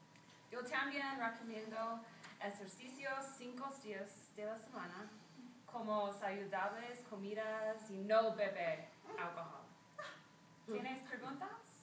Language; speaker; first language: Spanish; non-native, learner; English